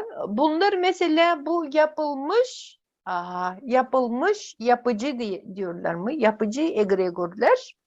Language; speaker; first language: Turkish; non-native, fluent; Yakut